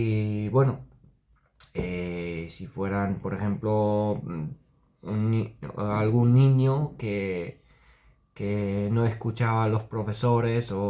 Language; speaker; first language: Spanish; non-native, fluent; Romanian